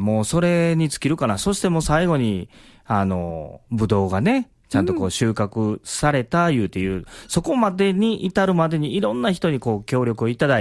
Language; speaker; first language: Japanese; native; Japanese